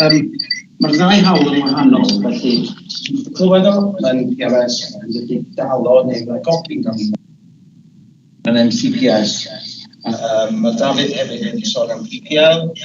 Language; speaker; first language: Welsh; native; Welsh